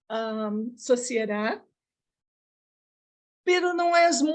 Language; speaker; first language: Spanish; non-native, learner; Portuguese